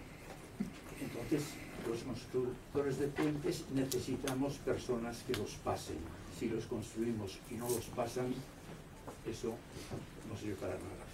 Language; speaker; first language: Spanish; native; Spanish